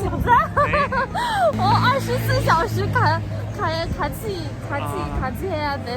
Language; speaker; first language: Korean; non-native, learner; Chinese